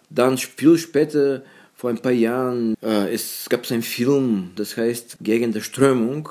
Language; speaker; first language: German; non-native, fluent; Bulgarian